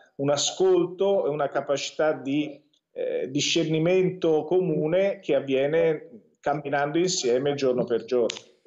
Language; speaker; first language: Italian; native; Italian